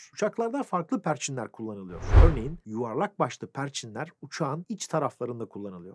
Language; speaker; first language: Turkish; native; Turkish